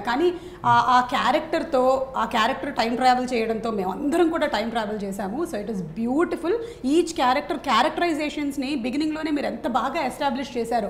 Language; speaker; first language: Telugu; native; Telugu